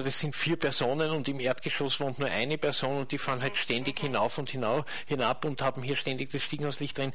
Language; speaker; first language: German; native; German